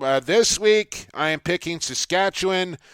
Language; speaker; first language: English; native; English